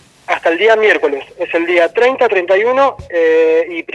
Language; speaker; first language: Spanish; native; Spanish